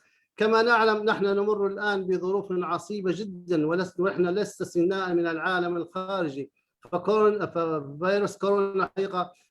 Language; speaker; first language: Arabic; native; Arabic